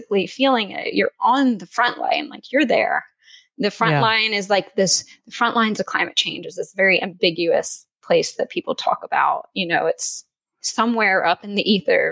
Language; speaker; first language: English; native; English